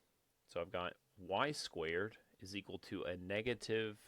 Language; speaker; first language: English; native; English